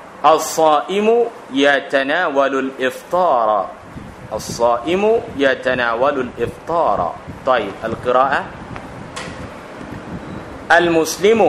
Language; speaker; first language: Arabic; non-native, fluent; Thai